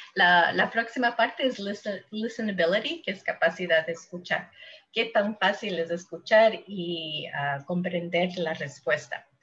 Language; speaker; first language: Spanish; non-native, fluent; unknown